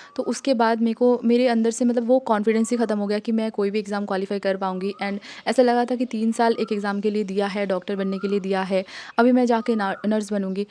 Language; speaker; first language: Hindi; non-native, local second language; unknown